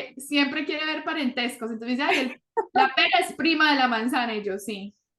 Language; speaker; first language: Spanish; early bilingual, heritage; Spanish